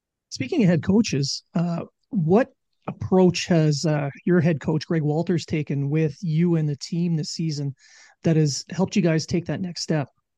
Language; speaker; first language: English; native; English